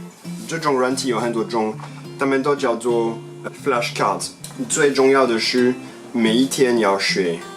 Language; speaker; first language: Chinese; non-native, fluent; French